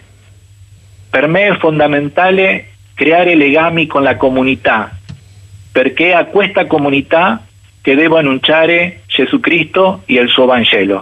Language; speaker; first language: Italian; non-native, fluent; Spanish